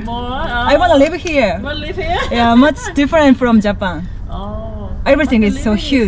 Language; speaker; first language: English; non-native, learner; Japanese